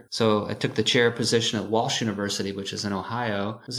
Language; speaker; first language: English; native; English